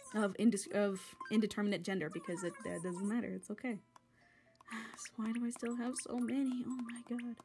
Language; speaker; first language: English; native; English